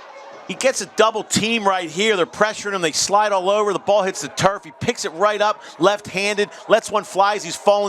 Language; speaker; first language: English; native; English